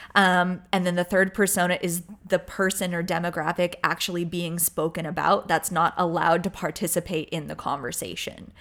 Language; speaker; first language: English; native; English